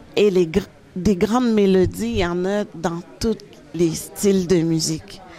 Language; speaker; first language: French; early bilingual, other home language; Haitian Creole